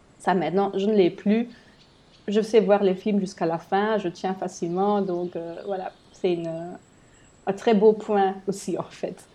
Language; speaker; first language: French; non-native, fluent; German